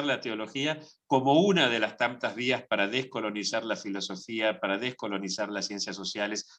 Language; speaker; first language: Spanish; native; Spanish